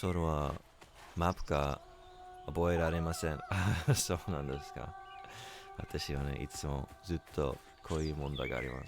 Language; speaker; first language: Japanese; non-native, learner; English